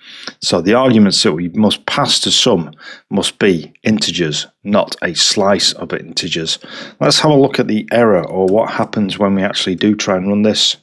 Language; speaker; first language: English; native; English